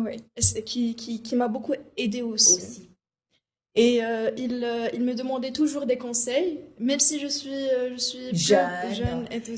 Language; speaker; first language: French; non-native, local second language; Arabic